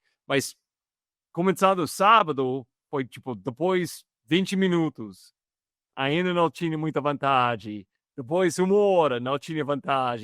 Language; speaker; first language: Portuguese; non-native, fluent; English